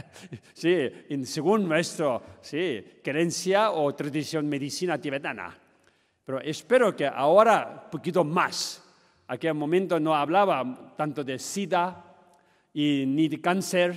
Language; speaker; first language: Spanish; non-native, learner; Tibetan